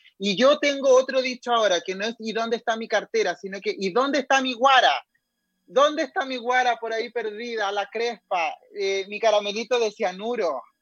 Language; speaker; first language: Spanish; native; Spanish